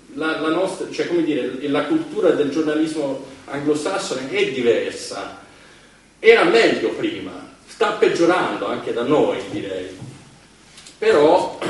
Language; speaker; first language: Italian; non-native, fluent; English